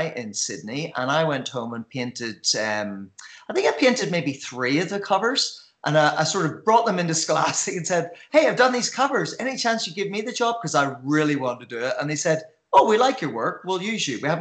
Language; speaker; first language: English; native; English